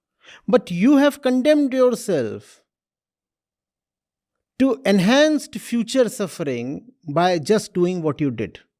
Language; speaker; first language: English; non-native, local second language; Hindi